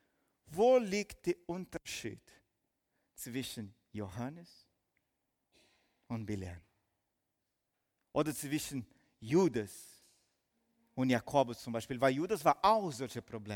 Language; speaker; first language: German; non-native, fluent; Portuguese